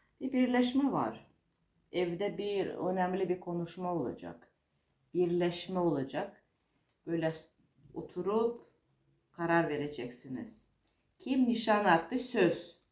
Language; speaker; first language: Turkish; non-native, fluent; Russian